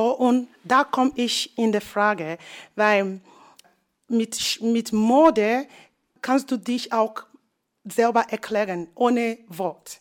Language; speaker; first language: German; non-native, learner; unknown